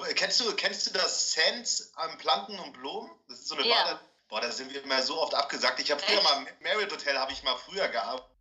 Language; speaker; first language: German; native; German